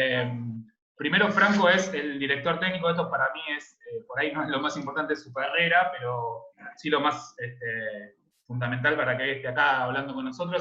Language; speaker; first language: Spanish; native; Spanish